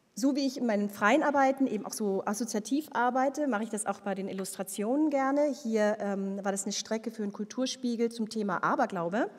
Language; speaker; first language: German; native; German